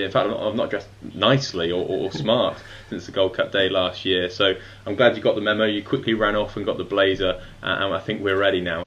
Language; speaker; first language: English; native; English